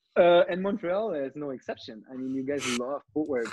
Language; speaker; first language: English; non-native, fluent; German